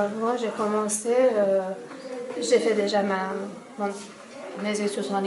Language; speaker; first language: French; non-native, fluent; Persian